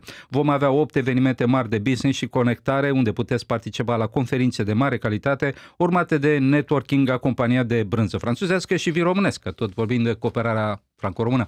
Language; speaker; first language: Romanian; native; Romanian